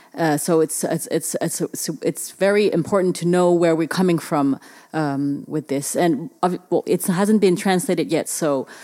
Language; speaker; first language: English; early bilingual, other home language; Chinese